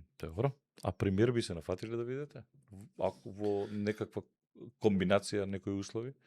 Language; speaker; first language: Macedonian; native; Macedonian